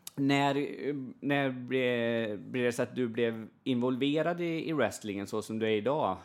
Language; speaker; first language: Swedish; native; Swedish